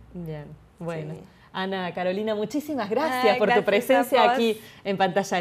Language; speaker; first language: Spanish; native; Spanish